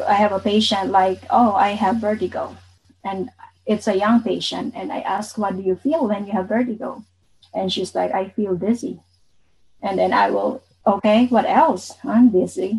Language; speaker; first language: English; non-native, local second language; Bikol